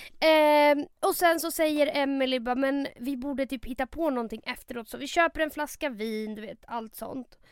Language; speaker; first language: Swedish; early bilingual, other home language; Spanish